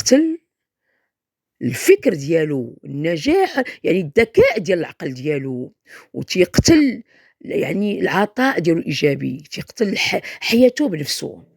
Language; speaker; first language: Arabic; native; Arabic